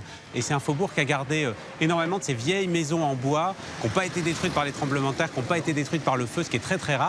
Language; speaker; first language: French; native; French